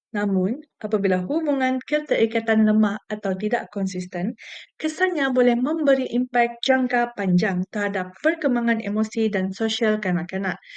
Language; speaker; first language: Malay; non-native, local second language; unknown